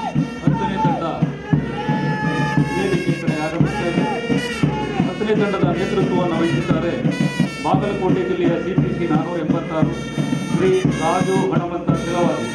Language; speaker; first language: Kannada; native; Kannada